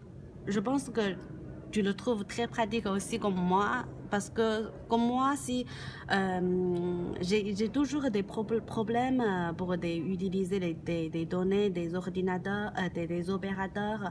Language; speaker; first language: French; non-native, learner; Chinese